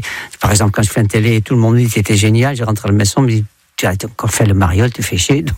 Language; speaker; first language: French; non-native, fluent; Dutch